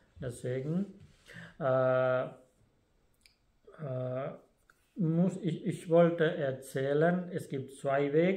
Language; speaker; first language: German; non-native, fluent; Sinhala